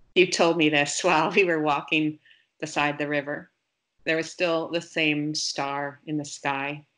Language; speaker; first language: English; native; English